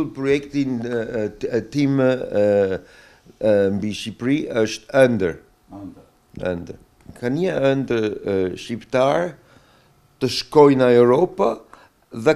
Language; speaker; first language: Albanian; non-native, learner; German